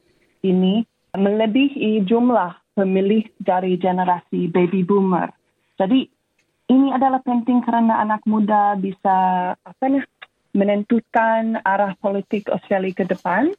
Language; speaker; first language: Indonesian; non-native, fluent; English